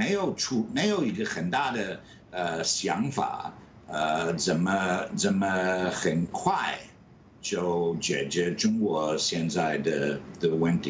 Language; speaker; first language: Chinese; non-native, fluent; English